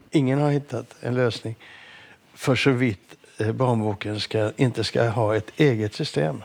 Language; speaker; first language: Swedish; native; Swedish